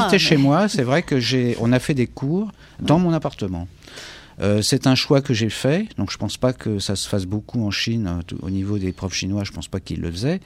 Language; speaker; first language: French; native; French